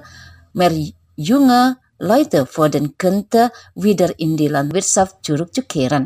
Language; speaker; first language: German; non-native, fluent; Indonesian